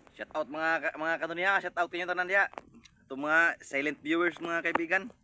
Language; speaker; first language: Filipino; non-native, local second language; Cebuano